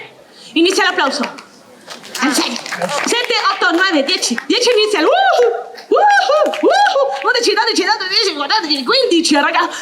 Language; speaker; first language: Italian; non-native, learner; Spanish